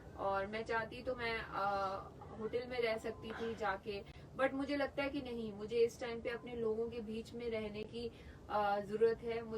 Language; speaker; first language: Hindi; non-native, local second language; Punjabi